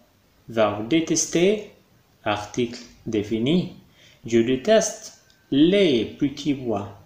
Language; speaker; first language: French; non-native, fluent; Arabic